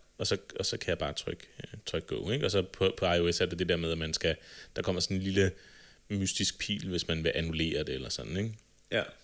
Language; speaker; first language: Danish; native; Danish